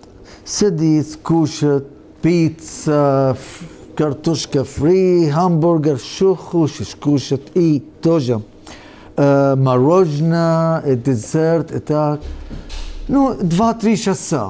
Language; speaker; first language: Ukrainian; non-native, learner; English